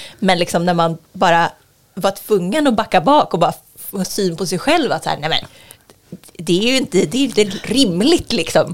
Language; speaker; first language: Swedish; native; Swedish